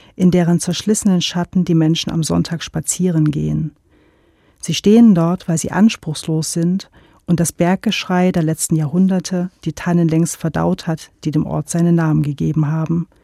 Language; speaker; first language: German; native; German